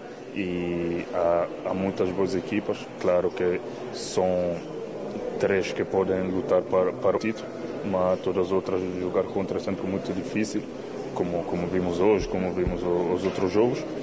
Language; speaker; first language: Portuguese; non-native, fluent; Italian